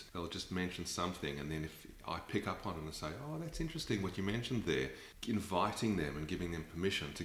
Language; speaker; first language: English; native; English